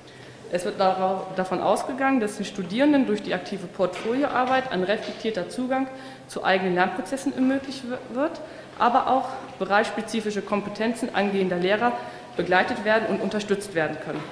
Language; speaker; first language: German; native; German